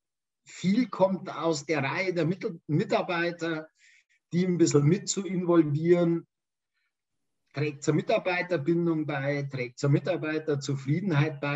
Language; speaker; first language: German; native; German